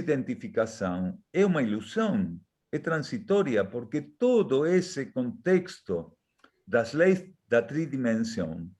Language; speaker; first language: Portuguese; non-native, fluent; Spanish